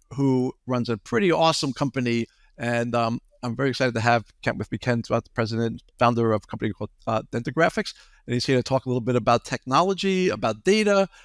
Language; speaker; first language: English; native; English